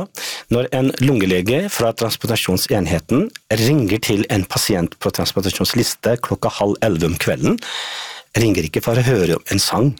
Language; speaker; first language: Norwegian; non-native, fluent; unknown